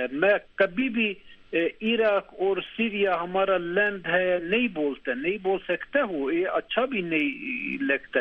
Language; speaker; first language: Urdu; non-native, learner; Turkish